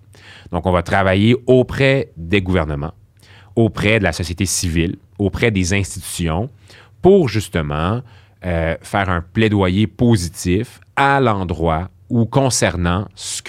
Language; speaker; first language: French; early bilingual, other home language; Arabic